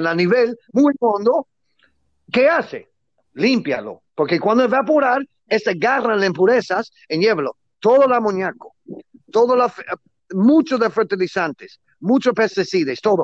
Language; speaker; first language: Spanish; non-native, learner; English